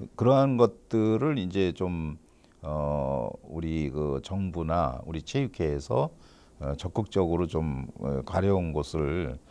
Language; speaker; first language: Korean; native; Korean